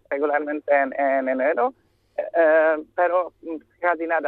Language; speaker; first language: Spanish; non-native, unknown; Hungarian